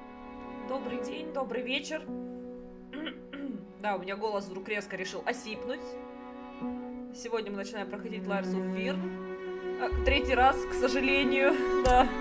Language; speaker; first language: Russian; native; Russian